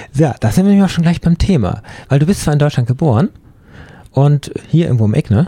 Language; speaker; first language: German; native; German